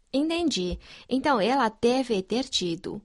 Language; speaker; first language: Portuguese; non-native, fluent; Chinese